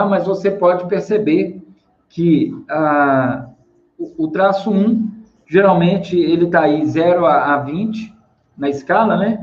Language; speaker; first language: Portuguese; native; Portuguese